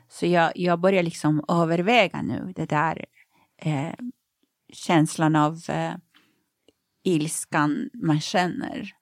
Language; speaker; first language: Swedish; non-native, fluent; Persian